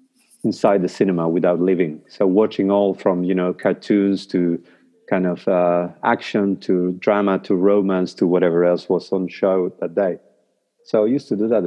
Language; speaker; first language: English; non-native, fluent; Spanish